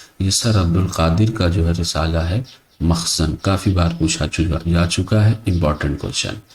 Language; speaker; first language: Urdu; native; Urdu